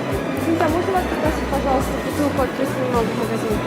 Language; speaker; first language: Russian; non-native, local second language; Tatar